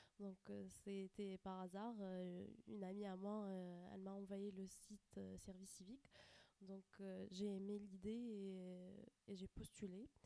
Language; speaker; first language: French; non-native, local second language; Arabic